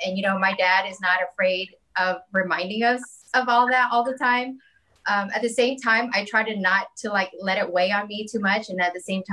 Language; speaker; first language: English; native; English